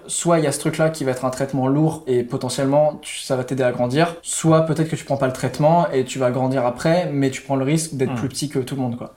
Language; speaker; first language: French; native; French